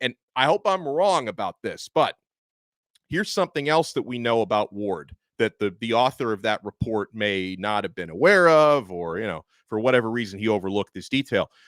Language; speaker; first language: English; native; English